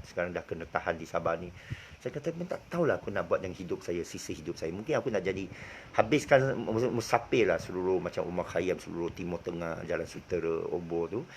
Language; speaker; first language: Malay; non-native, local second language; Chinese